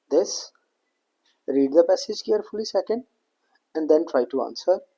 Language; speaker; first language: English; non-native, local second language; Punjabi